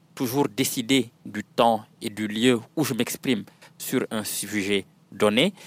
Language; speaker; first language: French; non-native, local second language; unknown